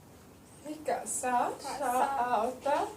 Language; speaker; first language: Hebrew; early bilingual, heritage; Hebrew